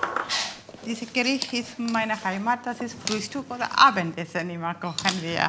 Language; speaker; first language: German; non-native, learner; Tamil